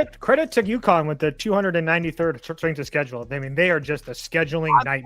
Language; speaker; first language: English; native; English